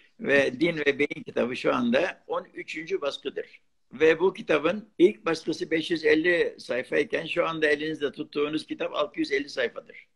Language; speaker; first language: Turkish; non-native, local second language; Arabic